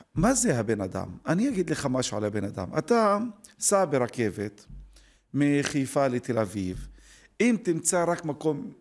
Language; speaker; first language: Hebrew; non-native, local second language; Arabic